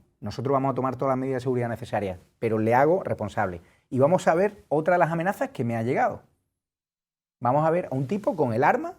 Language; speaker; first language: Spanish; native; Spanish